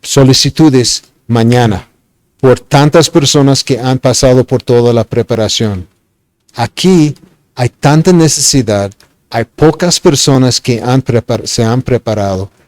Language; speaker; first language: Spanish; non-native, fluent; English